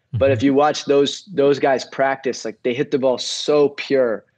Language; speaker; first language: English; native; English